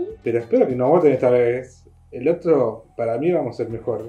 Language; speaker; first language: Spanish; native; Spanish